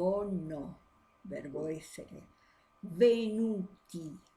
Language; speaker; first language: Italian; non-native, fluent; Spanish